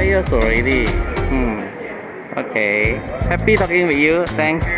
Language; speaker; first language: English; non-native, local second language; Chinese